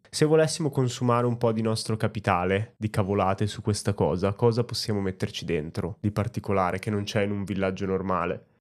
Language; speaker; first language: Italian; native; Italian